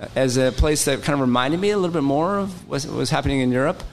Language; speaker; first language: English; native; English